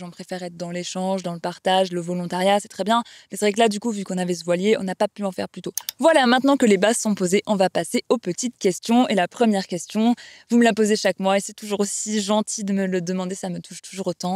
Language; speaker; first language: French; native; French